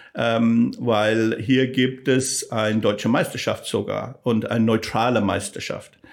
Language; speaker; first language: German; non-native, fluent; English